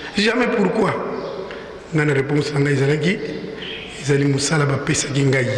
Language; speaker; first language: Lingala; native; Lingala